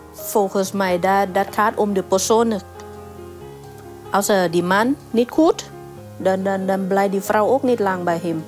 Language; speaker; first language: Dutch; non-native, learner; Thai